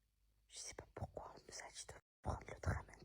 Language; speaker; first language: French; native; French